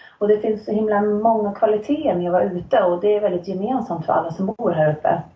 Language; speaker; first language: Swedish; native; Swedish